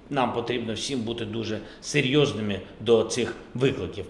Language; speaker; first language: Ukrainian; non-native, local second language; Russian